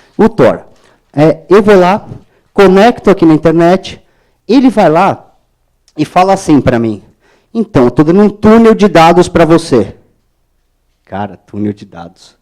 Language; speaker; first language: Portuguese; native; Portuguese